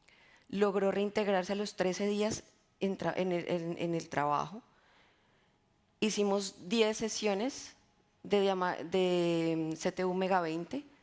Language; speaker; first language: Spanish; native; Spanish